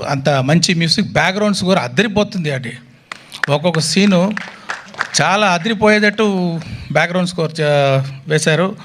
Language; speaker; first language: Telugu; non-native, local second language; Tamil